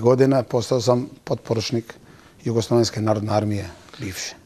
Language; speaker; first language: Serbian; non-native, local second language; Turkish